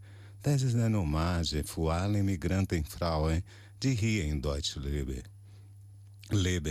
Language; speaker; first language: German; non-native, learner; Portuguese